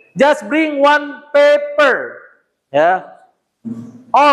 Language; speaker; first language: English; non-native, learner; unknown